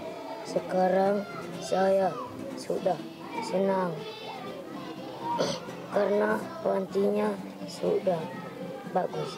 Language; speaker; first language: Indonesian; non-native, local second language; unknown